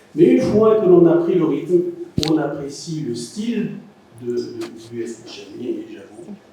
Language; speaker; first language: French; non-native, local second language; Arabic